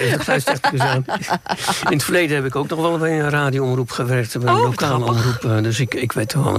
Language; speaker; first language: Dutch; native; Dutch